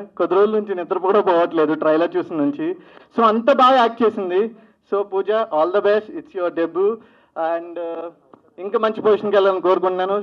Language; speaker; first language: Telugu; native; Telugu